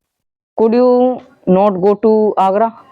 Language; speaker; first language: English; non-native, learner; Hindi